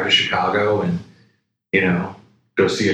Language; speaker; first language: English; native; English